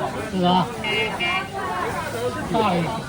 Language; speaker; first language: Chinese; native; Chinese